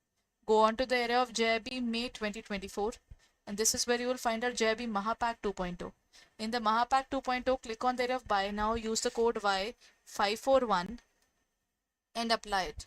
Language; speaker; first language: English; non-native, local second language; Hindi